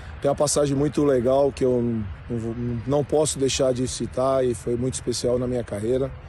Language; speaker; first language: Portuguese; native; Portuguese